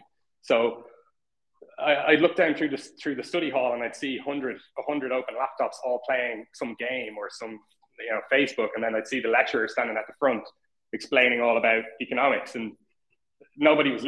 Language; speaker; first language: English; native; English